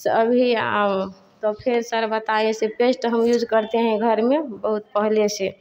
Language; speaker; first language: Hindi; native; Hindi